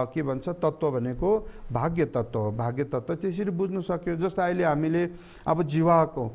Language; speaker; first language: Nepali; non-native, local second language; Eastern Tamang